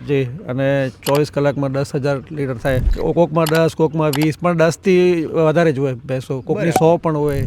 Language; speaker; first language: Gujarati; non-native, local second language; Kachhi